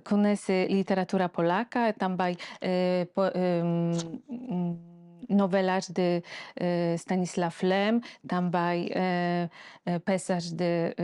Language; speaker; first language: Portuguese; non-native, fluent; Polish